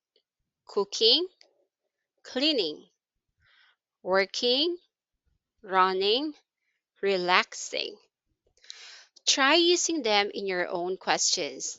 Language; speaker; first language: English; non-native, local second language; Filipino